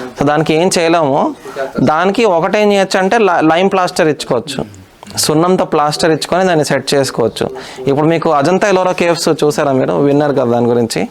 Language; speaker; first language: Telugu; non-native, local second language; Hindi